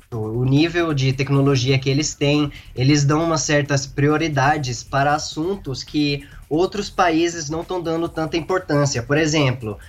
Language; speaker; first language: Portuguese; non-native, fluent; Arabic